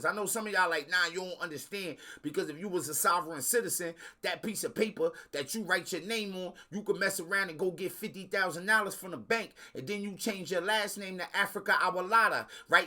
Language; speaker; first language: English; native; English